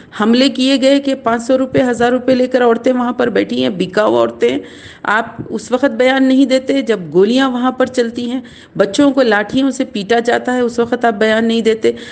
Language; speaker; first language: Urdu; native; Urdu